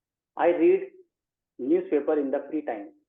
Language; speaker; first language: English; non-native, local second language; Hindi